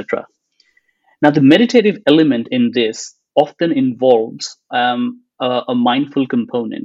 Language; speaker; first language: English; non-native, local second language; Bangla